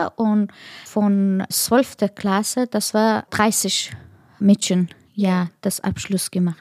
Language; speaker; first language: German; non-native, learner; Persian